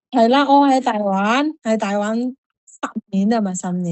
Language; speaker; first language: Cantonese; non-native, learner; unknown